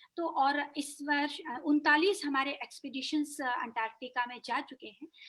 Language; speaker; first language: Hindi; native; Hindi